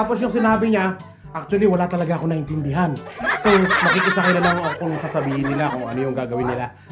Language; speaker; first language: Filipino; native; Filipino